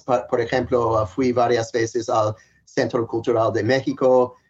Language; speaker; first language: Spanish; non-native, fluent; English